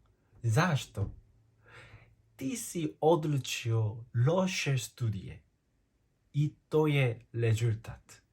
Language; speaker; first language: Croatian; non-native, fluent; Korean